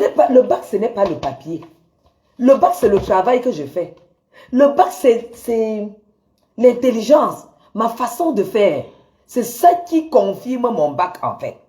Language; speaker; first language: French; native; French